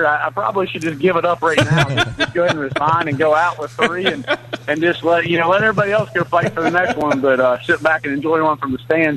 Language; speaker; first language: English; native; English